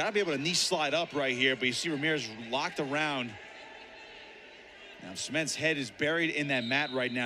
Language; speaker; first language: English; native; English